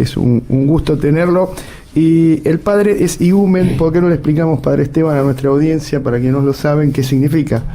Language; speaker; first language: Spanish; native; Spanish